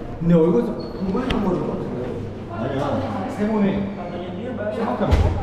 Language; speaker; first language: Korean; non-native, learner; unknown